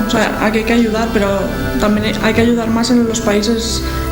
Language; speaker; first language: Spanish; native; Spanish